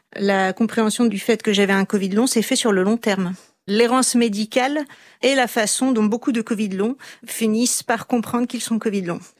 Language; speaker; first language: French; native; French